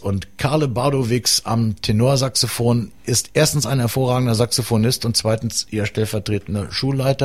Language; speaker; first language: German; native; German